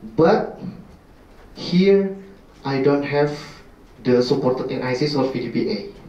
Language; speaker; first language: English; non-native, learner; Indonesian